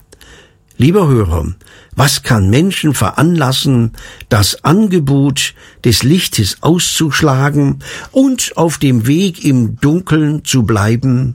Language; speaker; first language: German; native; German